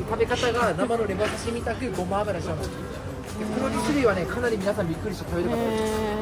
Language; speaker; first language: Japanese; native; Japanese